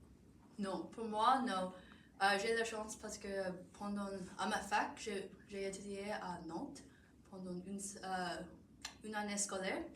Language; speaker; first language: French; non-native, fluent; English